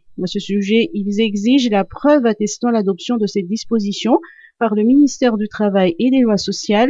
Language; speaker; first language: French; non-native, local second language; Malagasy